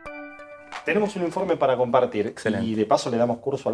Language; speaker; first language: Spanish; native; Spanish